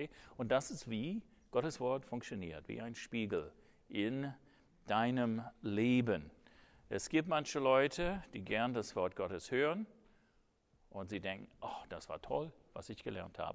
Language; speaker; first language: German; non-native, fluent; English